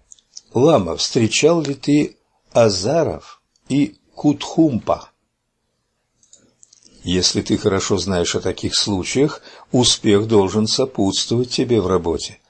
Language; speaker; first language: Russian; native; Russian